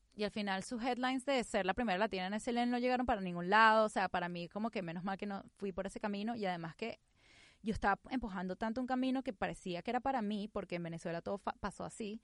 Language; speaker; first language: Spanish; native; Spanish